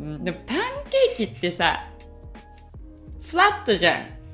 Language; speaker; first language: Japanese; native; Japanese